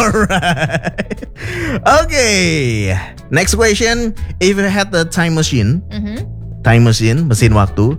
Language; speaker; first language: English; non-native, fluent; Indonesian